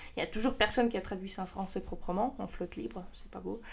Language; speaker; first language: French; non-native, fluent; Russian